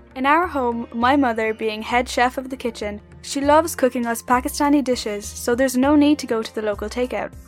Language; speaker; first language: English; native; English